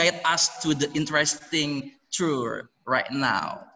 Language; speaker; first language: English; non-native, learner; Indonesian